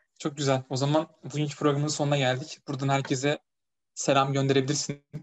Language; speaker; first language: Turkish; native; Turkish